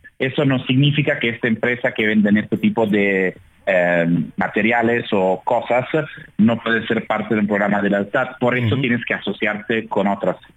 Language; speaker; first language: Spanish; non-native, fluent; Italian